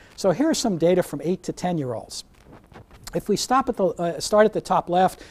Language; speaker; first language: English; native; English